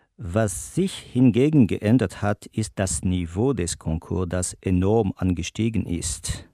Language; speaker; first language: German; non-native, learner; French